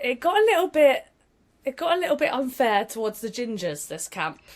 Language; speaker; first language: English; native; English